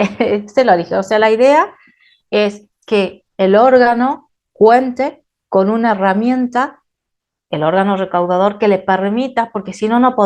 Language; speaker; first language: Spanish; native; Spanish